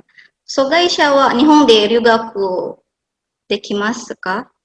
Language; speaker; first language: Japanese; non-native, fluent; Indonesian